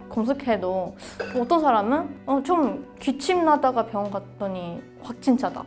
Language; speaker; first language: Korean; non-native, fluent; Japanese